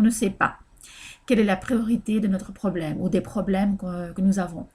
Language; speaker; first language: French; native; French